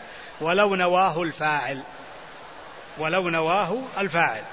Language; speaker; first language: Arabic; native; Arabic